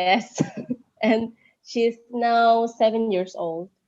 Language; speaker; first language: English; non-native, learner; Indonesian